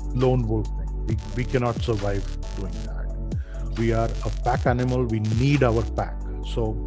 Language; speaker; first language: English; non-native, local second language; Hindi